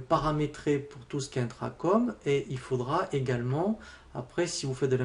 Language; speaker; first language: French; native; French